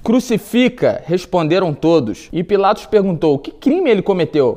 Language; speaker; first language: Portuguese; native; Portuguese